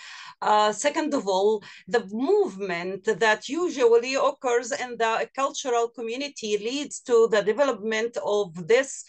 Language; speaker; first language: English; non-native, fluent; Arabic